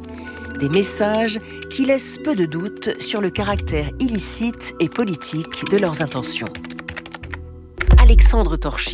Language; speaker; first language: French; native; French